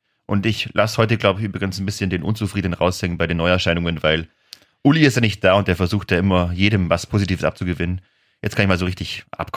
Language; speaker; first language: German; native; German